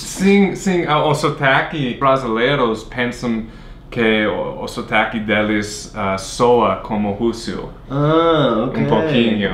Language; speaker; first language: Portuguese; non-native, fluent; English